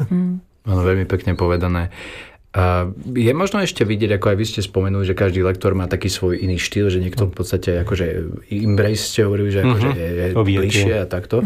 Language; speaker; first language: Slovak; native; Slovak